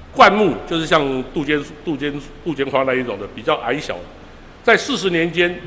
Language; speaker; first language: Chinese; native; Chinese